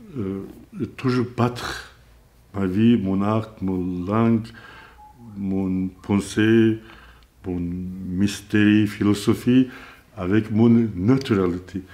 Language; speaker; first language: French; non-native, learner; Azerbaijani